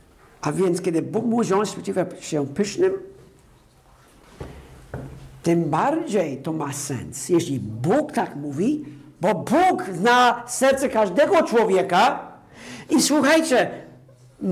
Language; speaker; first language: Polish; non-native, fluent; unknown